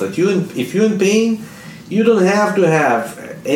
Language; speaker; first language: English; non-native, fluent; Russian